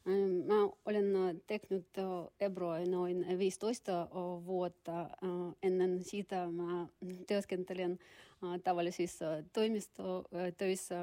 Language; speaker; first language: Finnish; non-native, learner; Russian